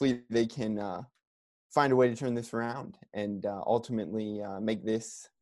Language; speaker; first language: English; native; English